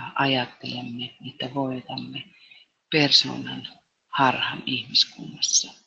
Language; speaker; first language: Finnish; native; Finnish